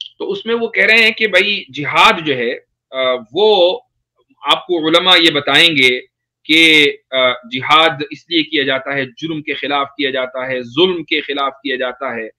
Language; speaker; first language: Urdu; native; Urdu